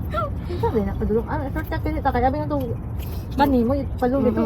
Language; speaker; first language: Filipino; non-native, local second language; Cebuano